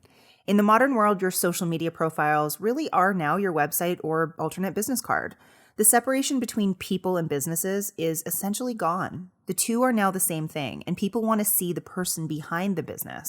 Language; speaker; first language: English; native; English